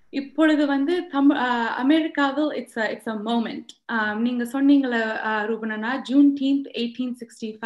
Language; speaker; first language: Tamil; early bilingual, heritage; Tamil